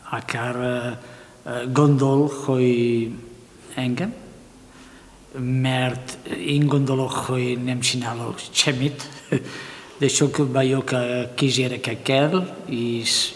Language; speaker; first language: Hungarian; non-native, learner; Spanish